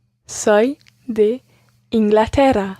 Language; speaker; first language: Spanish; non-native, learner; English